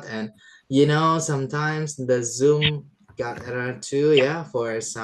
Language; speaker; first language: English; non-native, fluent; Indonesian